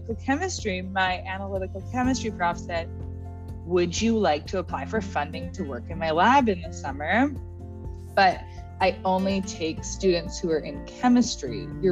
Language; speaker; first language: English; native; English